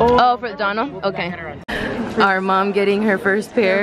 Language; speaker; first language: English; early bilingual, other home language; Spanish